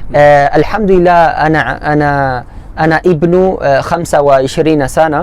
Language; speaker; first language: Arabic; non-native, learner; Spanish